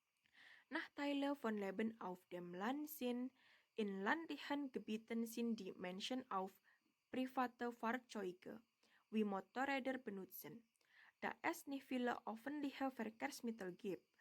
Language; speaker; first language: German; non-native, learner; Indonesian